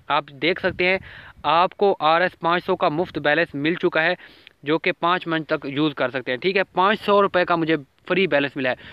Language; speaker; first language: Urdu; non-native, local second language; Punjabi